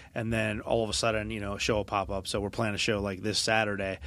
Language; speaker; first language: English; native; English